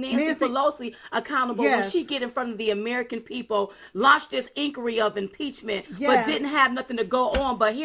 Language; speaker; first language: English; native; English